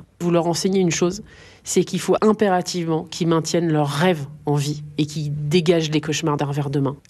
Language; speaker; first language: French; native; French